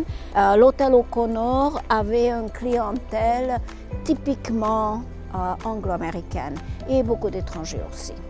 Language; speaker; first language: French; non-native, fluent; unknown